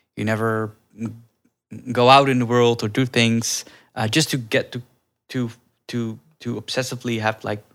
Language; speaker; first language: English; early bilingual, other home language; Dutch